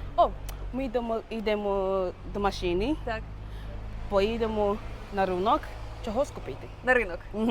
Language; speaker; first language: Ukrainian; non-native, learner; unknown